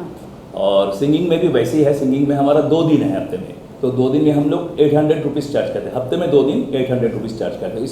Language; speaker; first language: Hindi; non-native, local second language; Bangla